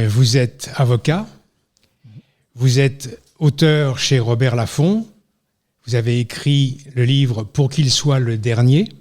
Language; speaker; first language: French; native; French